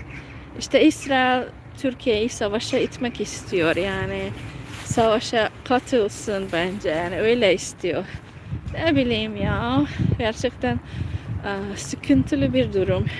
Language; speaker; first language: Turkish; non-native, fluent; Hungarian